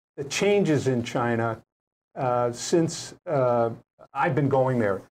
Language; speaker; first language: English; native; English